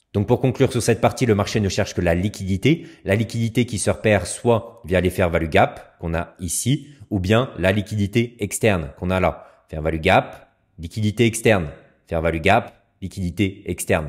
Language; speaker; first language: French; native; French